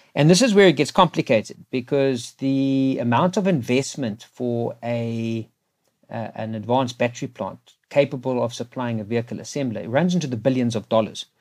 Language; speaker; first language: English; native; English